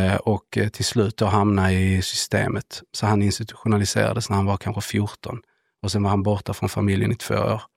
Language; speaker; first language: Swedish; early bilingual, other home language; Spanish